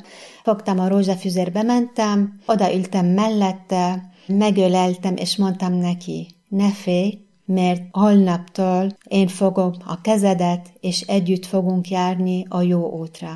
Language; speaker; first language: Hungarian; non-native, fluent; Arabic